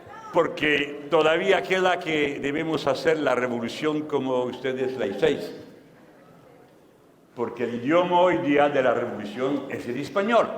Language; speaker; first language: Spanish; non-native, fluent; French